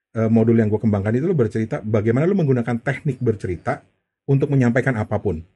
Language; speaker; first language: Indonesian; native; Indonesian